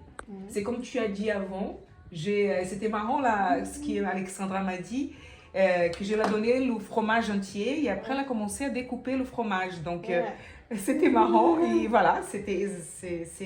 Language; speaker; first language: French; non-native, fluent; Portuguese